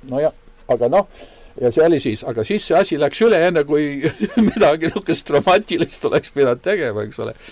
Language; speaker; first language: Estonian; native; Estonian